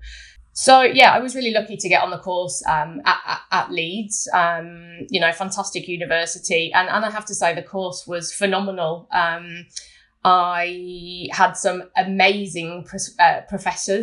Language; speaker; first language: English; native; English